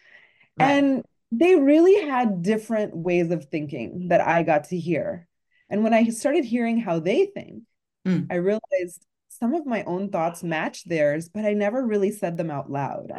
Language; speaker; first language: English; native; English